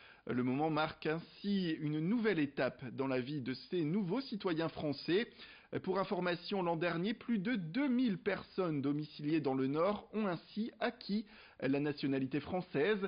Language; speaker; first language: French; native; French